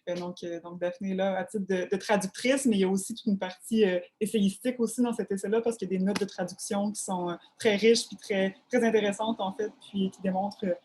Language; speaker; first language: French; native; French